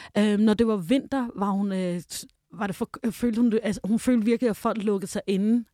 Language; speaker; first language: Danish; early bilingual, heritage; Danish